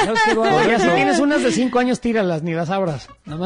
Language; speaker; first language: Spanish; native; Spanish